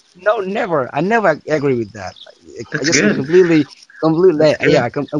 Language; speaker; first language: English; non-native, fluent; Persian